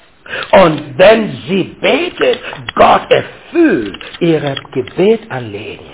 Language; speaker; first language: German; non-native, learner; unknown